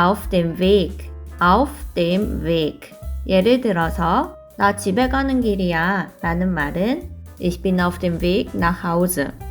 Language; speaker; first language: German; non-native, fluent; Korean